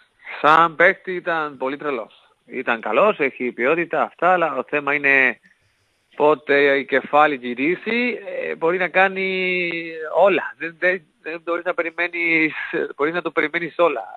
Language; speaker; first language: Greek; non-native, fluent; Spanish